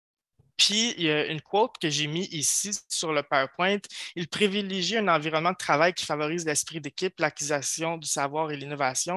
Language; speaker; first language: French; native; French